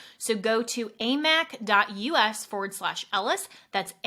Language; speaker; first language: English; native; English